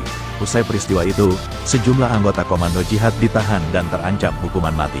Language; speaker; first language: Indonesian; native; Indonesian